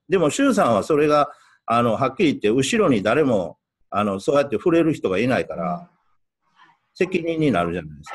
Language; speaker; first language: Japanese; native; Japanese